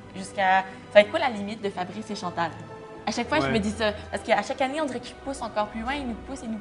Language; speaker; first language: French; native; French